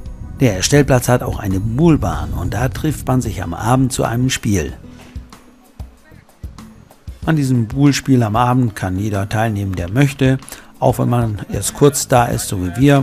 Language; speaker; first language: German; native; German